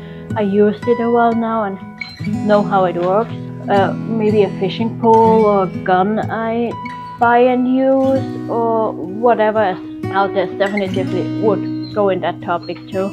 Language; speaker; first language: English; non-native, fluent; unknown